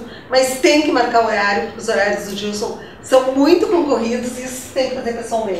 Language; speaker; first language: Portuguese; native; Portuguese